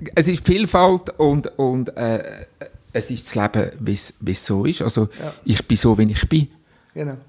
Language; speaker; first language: German; native; German